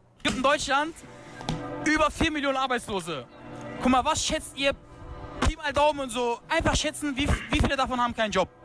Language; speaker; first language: German; native; German